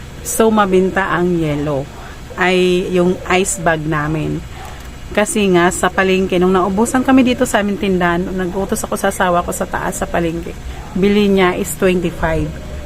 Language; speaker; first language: Filipino; non-native, local second language; Cebuano